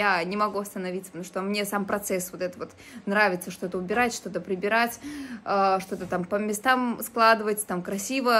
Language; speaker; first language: Russian; native; Russian